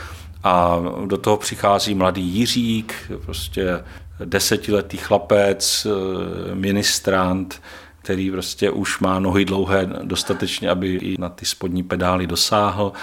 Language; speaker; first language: Czech; native; Czech